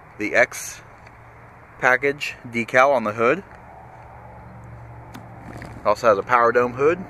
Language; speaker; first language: English; native; English